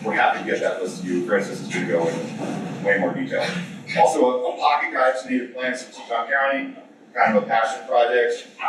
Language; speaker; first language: English; native; English